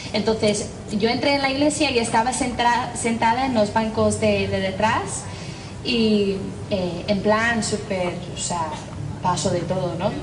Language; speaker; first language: Spanish; non-native, fluent; English